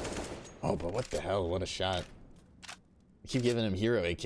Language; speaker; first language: English; native; English